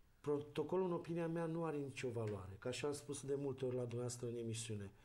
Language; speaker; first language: Romanian; native; Romanian